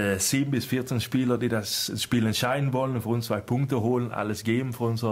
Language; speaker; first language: German; non-native, fluent; Swedish